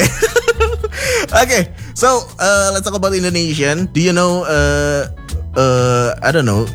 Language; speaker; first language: English; non-native, fluent; Indonesian